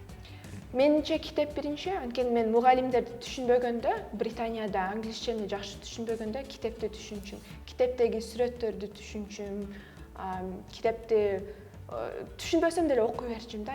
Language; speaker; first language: Kyrgyz; early bilingual, heritage; Kyrgyz